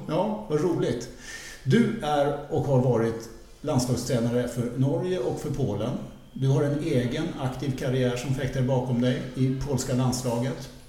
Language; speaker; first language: Swedish; native; Swedish